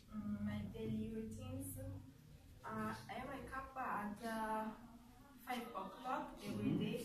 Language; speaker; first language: English; non-native, learner; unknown